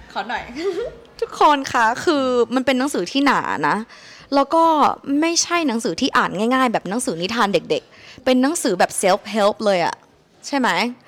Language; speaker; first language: Thai; native; Thai